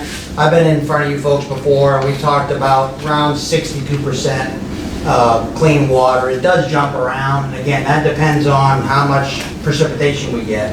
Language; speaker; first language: English; native; English